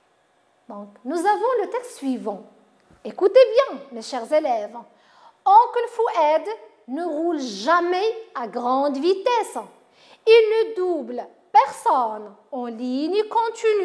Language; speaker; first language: French; non-native, local second language; Arabic